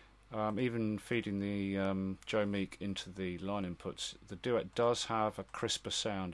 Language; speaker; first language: English; native; English